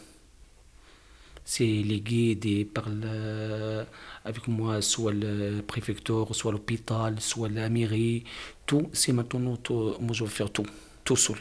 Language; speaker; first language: French; non-native, learner; Arabic